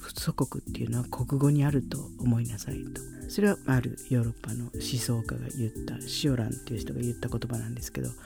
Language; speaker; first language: Japanese; native; Japanese